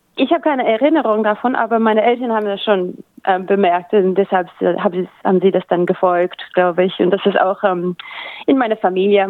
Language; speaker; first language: German; native; German